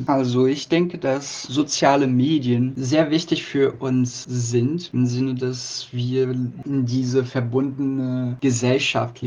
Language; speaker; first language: German; non-native, learner; Portuguese